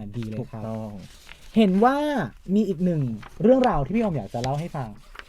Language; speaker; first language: Thai; native; Thai